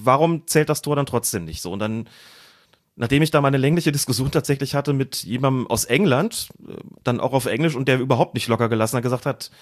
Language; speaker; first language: German; native; German